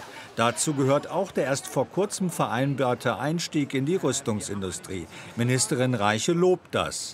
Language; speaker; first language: German; native; German